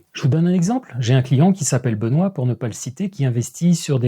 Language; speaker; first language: French; native; French